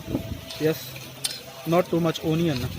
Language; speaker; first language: English; non-native, learner; Urdu